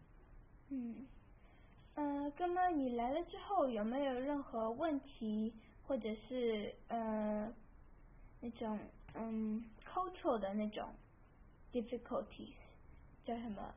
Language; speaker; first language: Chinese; early bilingual, heritage; Chinese